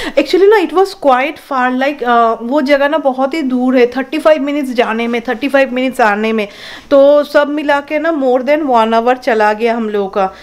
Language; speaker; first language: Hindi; non-native, local second language; Bangla